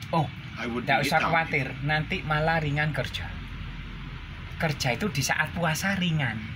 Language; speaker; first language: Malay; non-native, local second language; Javanese